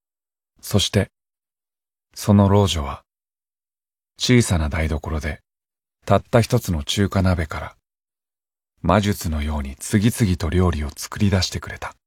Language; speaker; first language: Japanese; native; Japanese